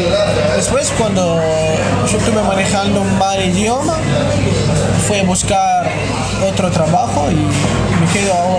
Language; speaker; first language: Spanish; non-native, learner; Arabic